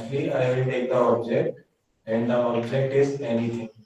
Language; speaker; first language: English; non-native, learner; Hindi